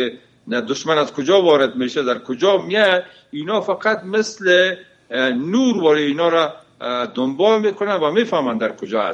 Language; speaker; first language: Persian; native; Persian